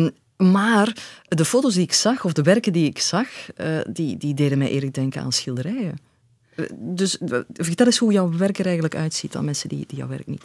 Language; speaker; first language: Dutch; native; Dutch